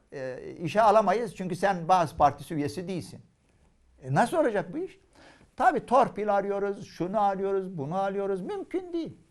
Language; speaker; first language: Turkish; non-native, fluent; Arabic